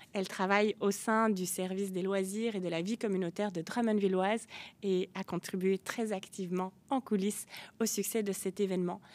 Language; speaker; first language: French; native; French